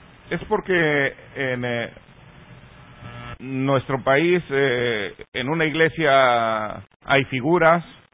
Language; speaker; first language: Spanish; native; Spanish